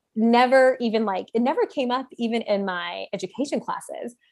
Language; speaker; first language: English; native; English